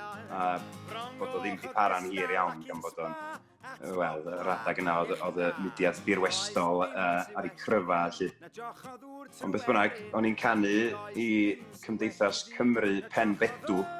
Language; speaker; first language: Welsh; native; Welsh